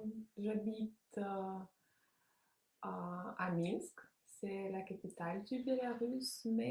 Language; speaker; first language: French; non-native, fluent; Russian